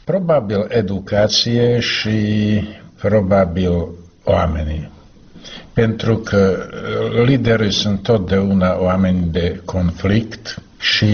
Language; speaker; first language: Romanian; non-native, learner; Slovak